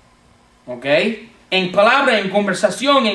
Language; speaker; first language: Spanish; non-native, fluent; English